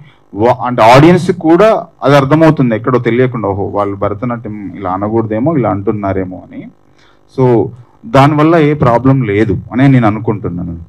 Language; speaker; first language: Telugu; native; Telugu